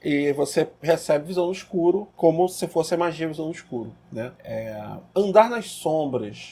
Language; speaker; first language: Portuguese; native; Portuguese